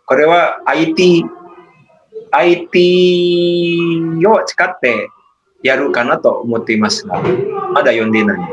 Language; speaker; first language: Japanese; non-native, fluent; Indonesian